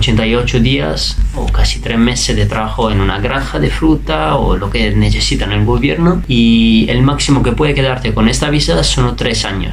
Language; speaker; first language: Spanish; non-native, fluent; Italian